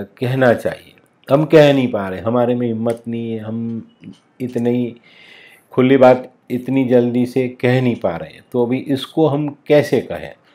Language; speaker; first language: Hindi; non-native, local second language; Gujarati